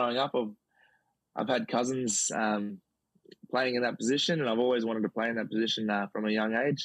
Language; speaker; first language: English; native; English